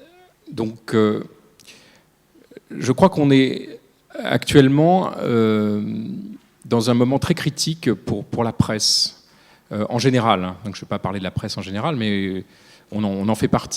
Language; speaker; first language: French; native; French